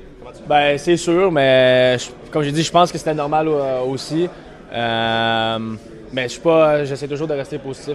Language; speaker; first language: French; native; French